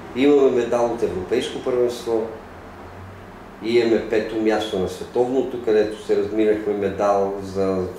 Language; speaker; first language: Bulgarian; native; Bulgarian